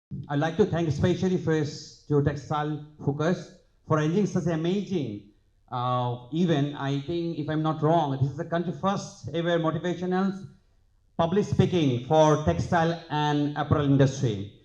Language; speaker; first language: English; non-native, local second language; Bangla